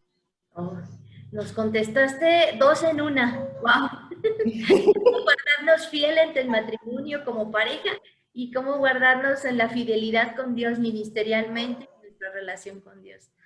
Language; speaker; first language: Spanish; native; Spanish